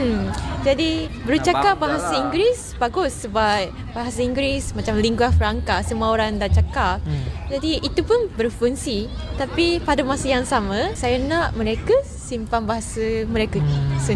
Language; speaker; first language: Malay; non-native, fluent; Japanese